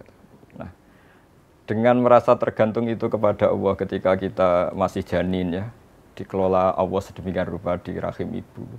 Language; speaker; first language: Indonesian; native; Indonesian